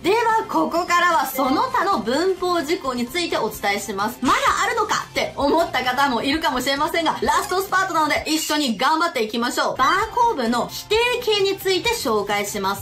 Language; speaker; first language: Japanese; non-native, fluent; Chinese